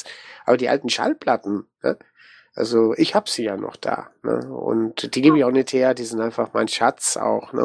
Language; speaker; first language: German; native; German